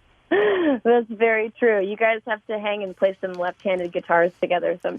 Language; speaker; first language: English; native; English